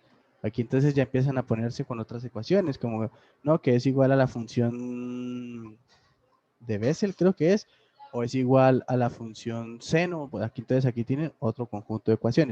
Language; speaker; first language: Spanish; native; Spanish